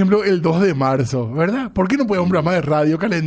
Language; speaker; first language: Spanish; native; Spanish